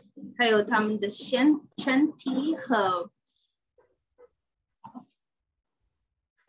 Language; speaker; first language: Chinese; non-native, learner; English